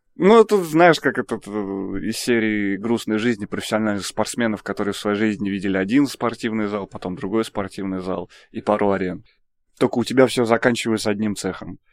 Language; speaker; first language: Russian; native; Russian